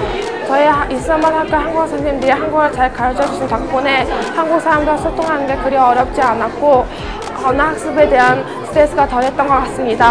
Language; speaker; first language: Korean; non-native, fluent; Mongolian